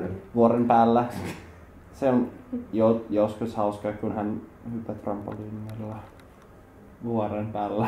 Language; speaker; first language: Finnish; non-native, learner; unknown